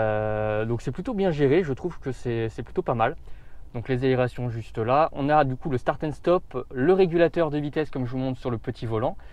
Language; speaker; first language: French; native; French